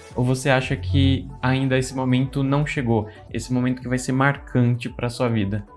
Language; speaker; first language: Portuguese; native; Portuguese